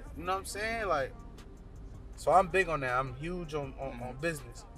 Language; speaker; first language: English; early bilingual, other home language; Haitian Creole